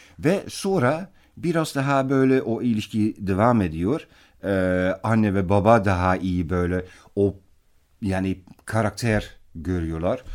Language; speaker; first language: Turkish; non-native, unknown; Dutch